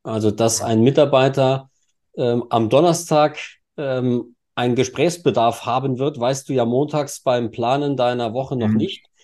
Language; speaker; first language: German; native; German